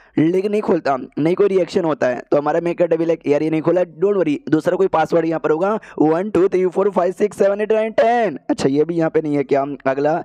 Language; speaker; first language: Hindi; native; Hindi